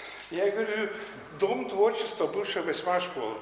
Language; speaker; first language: Russian; native; Russian